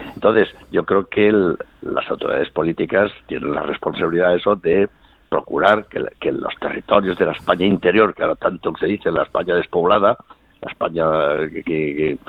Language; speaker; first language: Spanish; native; Spanish